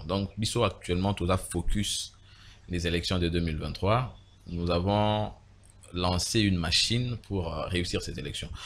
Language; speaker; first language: French; non-native, local second language; Lingala